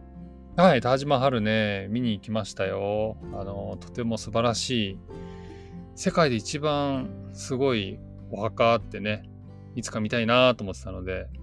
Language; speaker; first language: Japanese; native; Japanese